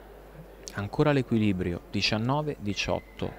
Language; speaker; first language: Italian; native; Italian